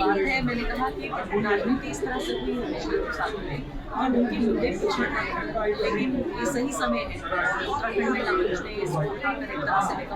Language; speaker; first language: Hindi; native; Hindi